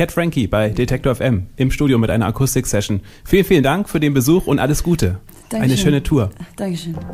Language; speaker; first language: German; native; German